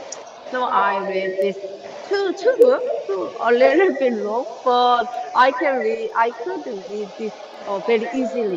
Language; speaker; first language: English; non-native, learner; Korean